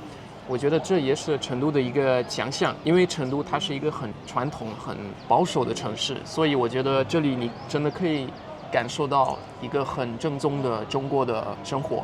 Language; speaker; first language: Chinese; non-native, fluent; Dutch